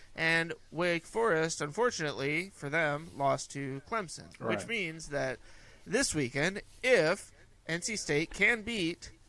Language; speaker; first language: English; native; English